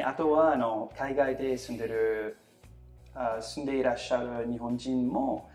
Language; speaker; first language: Japanese; non-native, fluent; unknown